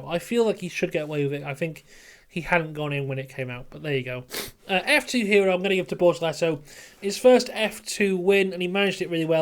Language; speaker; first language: English; native; English